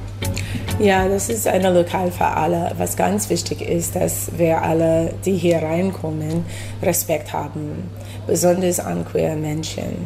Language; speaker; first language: German; non-native, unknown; English